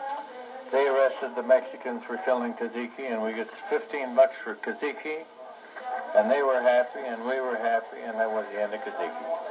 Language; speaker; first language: English; native; English